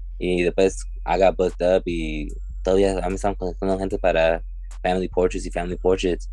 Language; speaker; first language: Spanish; early bilingual, heritage; Spanish